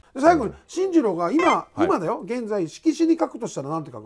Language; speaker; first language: Japanese; native; Japanese